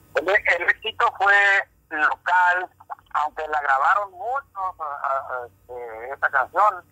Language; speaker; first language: Spanish; native; Spanish